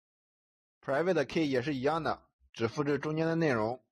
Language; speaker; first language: Chinese; native; Chinese